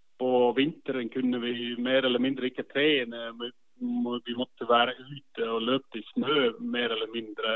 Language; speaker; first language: Norwegian; non-native, fluent; Estonian